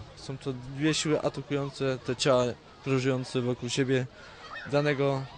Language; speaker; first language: Polish; native; Polish